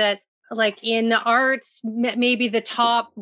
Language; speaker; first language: English; native; English